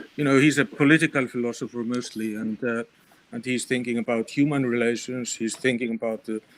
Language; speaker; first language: English; non-native, fluent; Icelandic